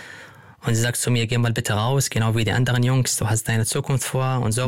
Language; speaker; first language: German; non-native, fluent; Arabic